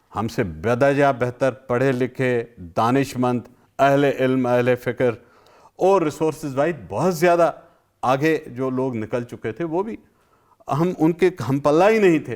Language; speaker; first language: Urdu; non-native, local second language; Sindhi